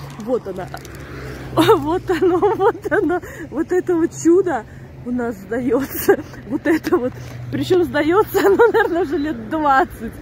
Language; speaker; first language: Russian; native; Russian